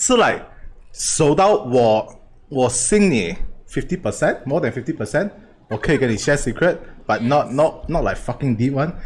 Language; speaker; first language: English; non-native, local second language; Chinese